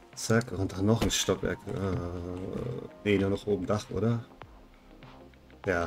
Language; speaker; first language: German; native; German